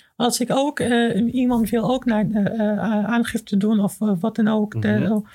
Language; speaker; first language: Dutch; non-native, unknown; Arabic